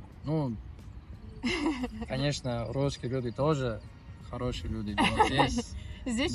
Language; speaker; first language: Russian; non-native, learner; Spanish